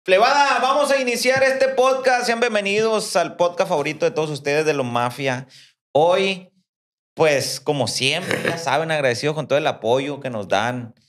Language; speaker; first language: Spanish; native; Spanish